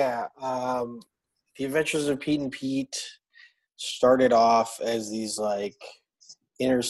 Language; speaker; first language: English; non-native, local second language; Filipino